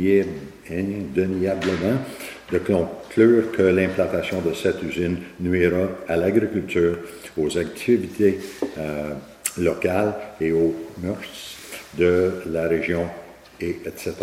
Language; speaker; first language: French; native; French